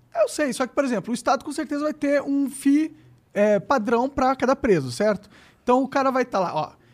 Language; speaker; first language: Portuguese; native; Portuguese